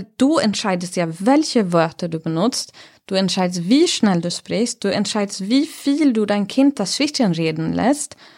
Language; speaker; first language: German; non-native, fluent; Swedish